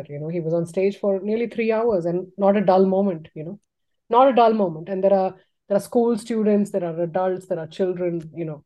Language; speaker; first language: English; non-native, local second language; Tamil